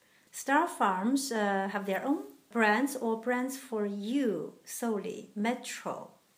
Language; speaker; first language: English; non-native, fluent; Chinese